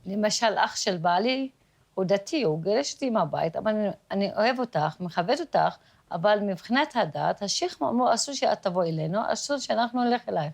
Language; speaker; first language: Hebrew; non-native, local second language; Arabic